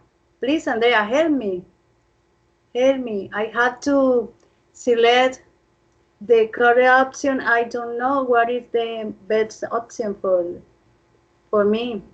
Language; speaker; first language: English; non-native, fluent; Spanish